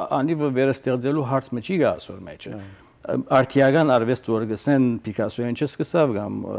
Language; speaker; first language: Armenian; early bilingual, heritage; Armenian